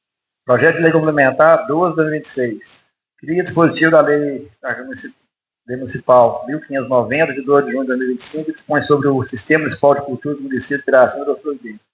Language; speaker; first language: Portuguese; native; Portuguese